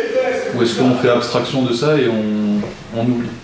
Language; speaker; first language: French; native; French